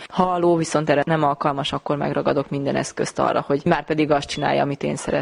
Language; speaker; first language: Hungarian; native; Hungarian